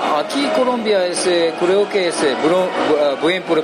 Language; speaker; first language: Spanish; non-native, learner; Japanese